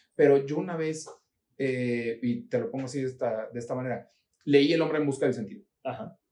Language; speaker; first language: Spanish; native; Spanish